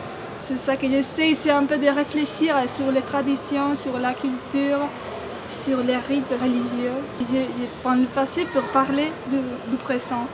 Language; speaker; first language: French; non-native, fluent; Spanish